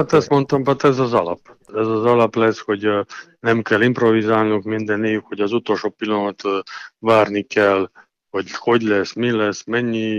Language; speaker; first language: Hungarian; non-native, learner; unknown